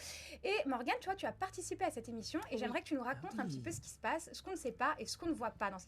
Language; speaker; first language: French; native; French